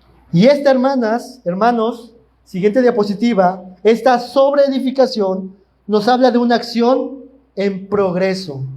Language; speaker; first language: Spanish; native; Spanish